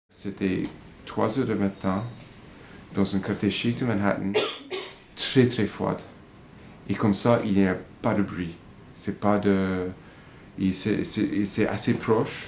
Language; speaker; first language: French; non-native, fluent; English